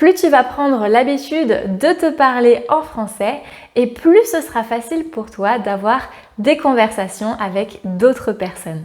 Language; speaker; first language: French; native; French